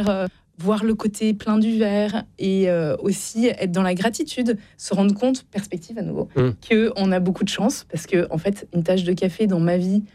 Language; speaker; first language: French; native; French